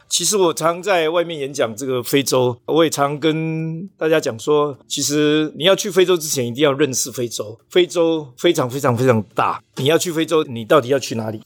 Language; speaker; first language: Chinese; native; Chinese